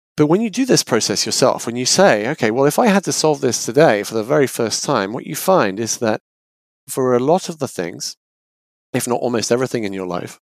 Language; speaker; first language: English; native; English